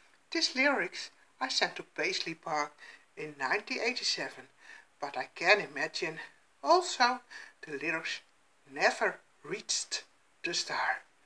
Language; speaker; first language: English; non-native, fluent; Dutch